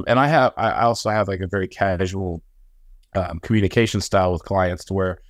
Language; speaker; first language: English; native; English